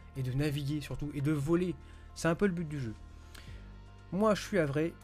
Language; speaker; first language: French; native; French